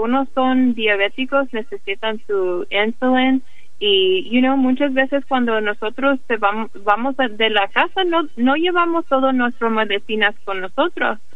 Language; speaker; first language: Spanish; early bilingual, heritage; English